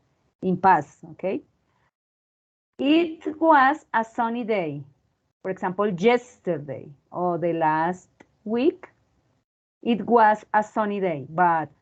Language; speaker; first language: English; non-native, learner; Spanish